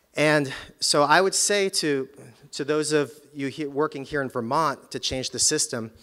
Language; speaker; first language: English; native; English